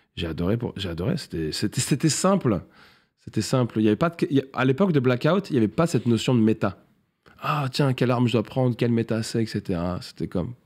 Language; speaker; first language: French; native; French